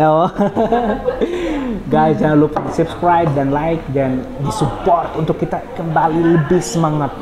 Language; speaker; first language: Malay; non-native, learner; Arabic